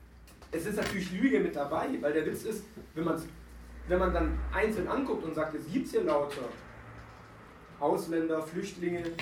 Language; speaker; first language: German; native; German